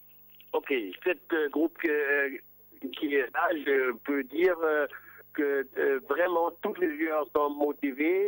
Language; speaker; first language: French; non-native, fluent; German